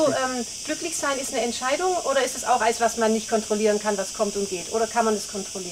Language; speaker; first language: German; native; German